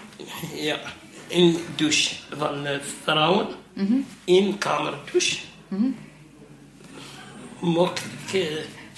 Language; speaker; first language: Dutch; non-native, learner; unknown